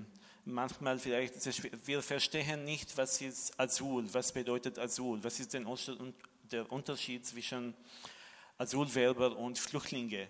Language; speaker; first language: German; non-native, fluent; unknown